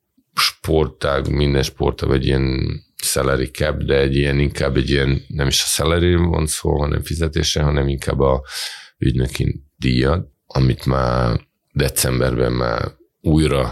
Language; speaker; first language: Hungarian; non-native, fluent; Serbian